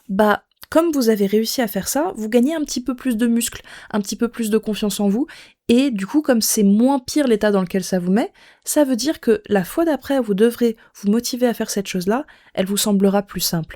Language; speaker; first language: French; native; French